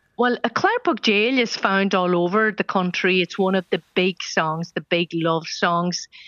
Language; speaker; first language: English; non-native, local second language; Irish